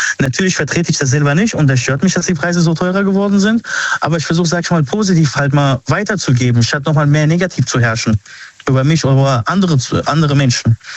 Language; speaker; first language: German; early bilingual, other home language; Arabic